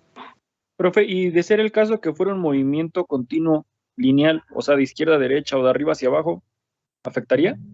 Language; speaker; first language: Spanish; native; Spanish